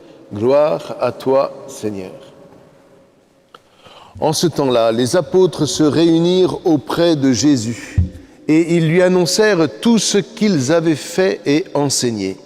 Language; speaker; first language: French; native; French